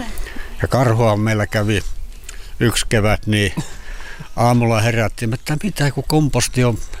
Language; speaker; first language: Finnish; native; Finnish